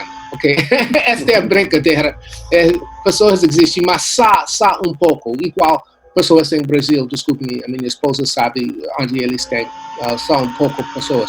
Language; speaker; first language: Portuguese; non-native, learner; English